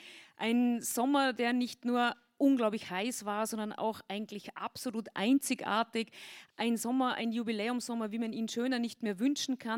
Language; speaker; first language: German; native; German